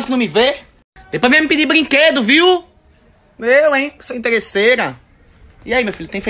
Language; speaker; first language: Portuguese; native; Portuguese